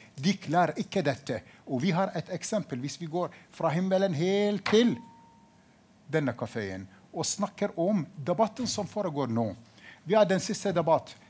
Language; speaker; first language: Norwegian; non-native, fluent; Arabic